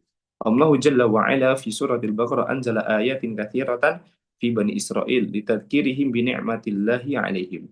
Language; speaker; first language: Arabic; non-native, fluent; Indonesian